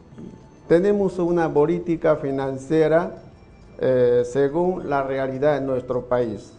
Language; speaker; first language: Spanish; non-native, fluent; Chinese